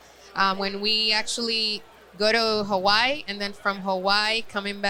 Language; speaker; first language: English; non-native, fluent; Spanish